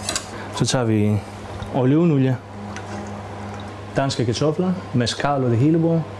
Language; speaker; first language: Danish; non-native, fluent; Greek